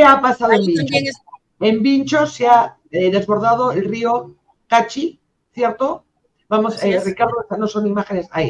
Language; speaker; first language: Spanish; native; Spanish